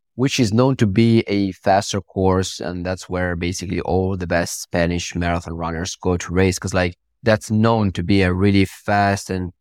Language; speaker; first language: English; non-native, fluent; Italian